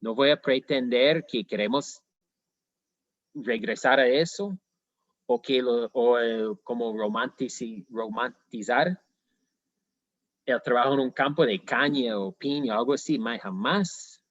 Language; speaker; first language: Spanish; non-native, fluent; English